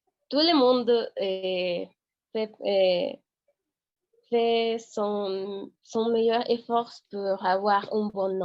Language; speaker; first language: French; non-native, learner; Spanish